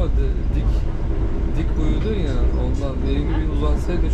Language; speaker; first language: Turkish; native; Turkish